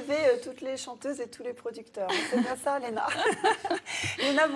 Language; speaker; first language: French; native; French